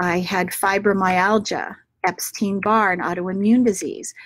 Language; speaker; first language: English; native; English